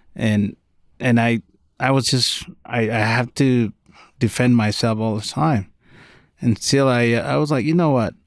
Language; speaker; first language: English; non-native, fluent; Arabic